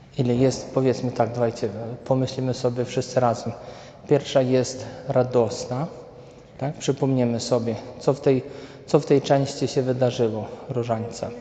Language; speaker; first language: Polish; native; Polish